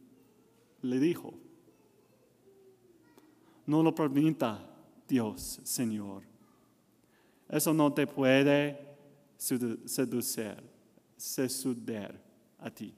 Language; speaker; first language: Spanish; non-native, learner; English